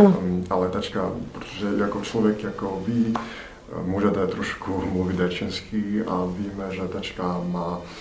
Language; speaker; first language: Czech; non-native, learner; Chinese